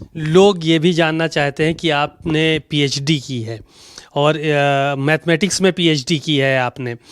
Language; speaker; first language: Hindi; native; Hindi